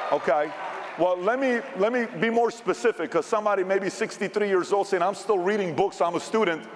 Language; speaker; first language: English; early bilingual, other home language; Persian